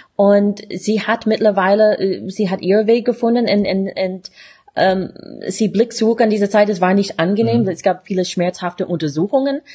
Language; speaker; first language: German; non-native, fluent; English